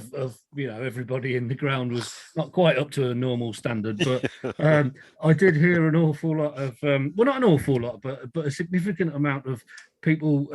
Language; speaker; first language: English; native; English